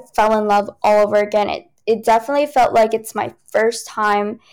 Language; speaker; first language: English; early bilingual, other home language; Cantonese